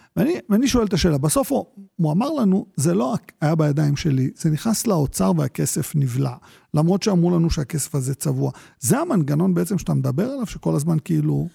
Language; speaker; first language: Hebrew; native; Hebrew